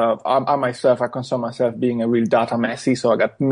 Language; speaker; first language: English; non-native, fluent; German